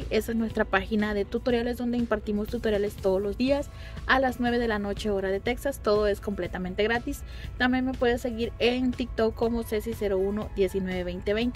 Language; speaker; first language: Spanish; native; Spanish